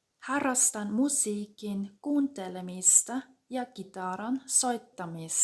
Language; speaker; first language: Finnish; non-native, fluent; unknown